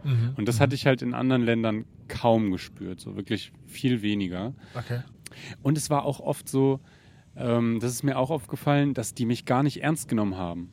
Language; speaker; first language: German; native; German